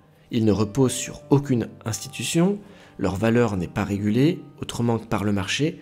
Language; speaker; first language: French; native; French